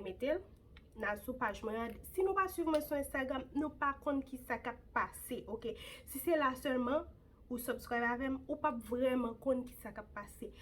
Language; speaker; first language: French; non-native, local second language; Haitian Creole